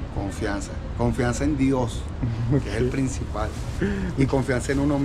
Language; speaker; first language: Spanish; native; Spanish